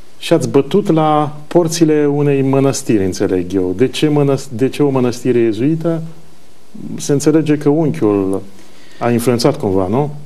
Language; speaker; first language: Romanian; native; Romanian